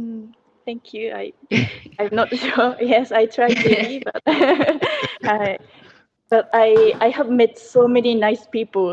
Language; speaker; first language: English; non-native, learner; Japanese